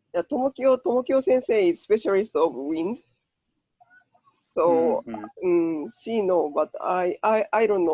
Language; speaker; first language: English; non-native, learner; Japanese